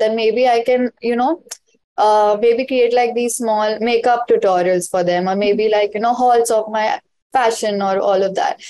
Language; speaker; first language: English; non-native, local second language; Hindi